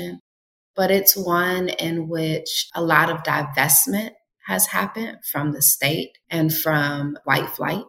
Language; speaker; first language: English; native; English